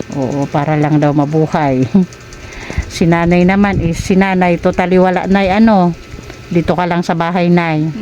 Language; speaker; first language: Filipino; non-native, local second language; Waray